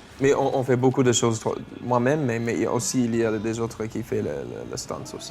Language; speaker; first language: French; non-native, fluent; English